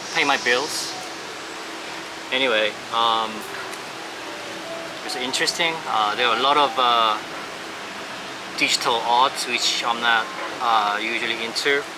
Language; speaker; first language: English; non-native, fluent; Korean